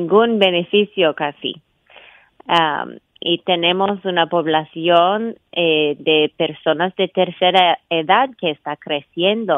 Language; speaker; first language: Spanish; non-native, fluent; English